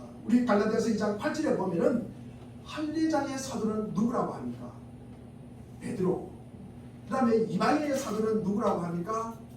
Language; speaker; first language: Korean; native; Korean